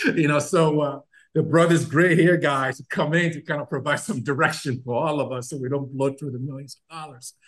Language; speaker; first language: English; non-native, local second language; Yoruba